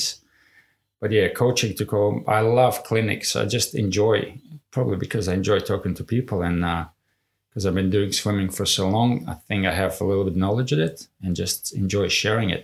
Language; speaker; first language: English; non-native, fluent; Latvian